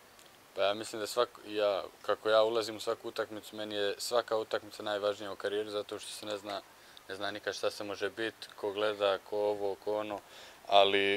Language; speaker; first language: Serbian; early bilingual, heritage; Bosnian